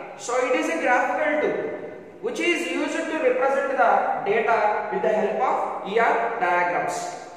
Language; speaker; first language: English; non-native, local second language; Telugu